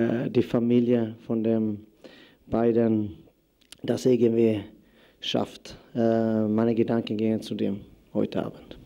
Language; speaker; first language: German; non-native, fluent; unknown